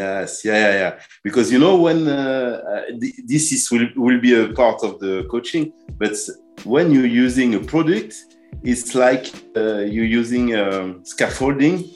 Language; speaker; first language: English; non-native, learner; French